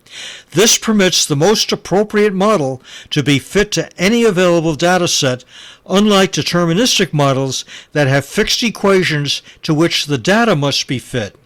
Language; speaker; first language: English; native; English